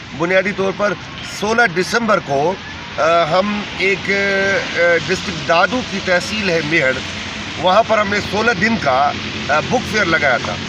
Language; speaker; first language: Urdu; non-native, local second language; Sindhi